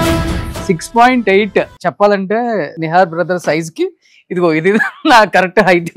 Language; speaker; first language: Telugu; native; Telugu